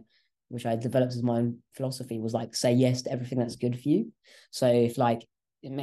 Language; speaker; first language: English; native; English